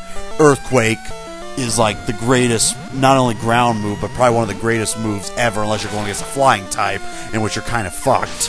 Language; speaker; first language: English; native; English